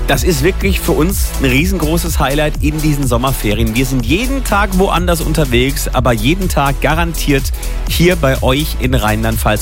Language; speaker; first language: German; native; German